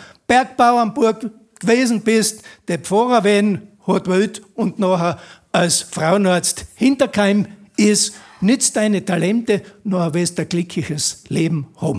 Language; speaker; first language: German; native; German